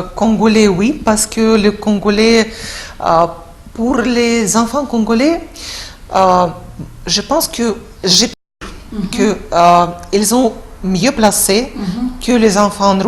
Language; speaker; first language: French; non-native, fluent; Russian